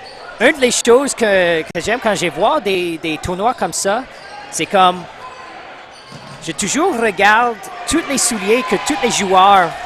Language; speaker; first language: French; non-native, local second language; English